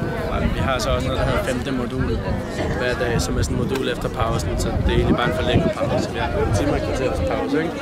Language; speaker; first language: Danish; native; Danish